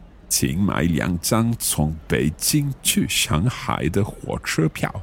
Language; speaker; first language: Chinese; non-native, learner; English